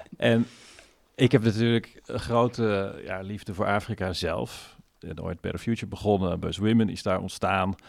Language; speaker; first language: Dutch; native; Dutch